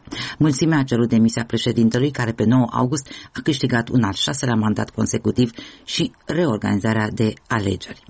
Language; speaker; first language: Romanian; native; Romanian